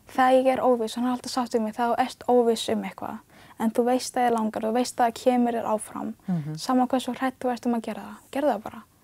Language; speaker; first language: Icelandic; early bilingual, other home language; Ganda